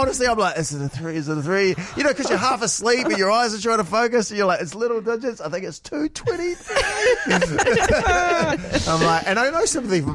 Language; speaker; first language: English; native; English